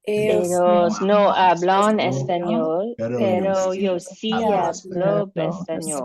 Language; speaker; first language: Spanish; non-native, learner; English